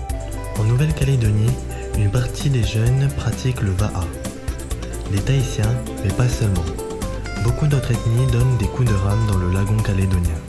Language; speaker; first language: French; native; French